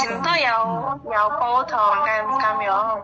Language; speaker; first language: Cantonese; non-native, learner; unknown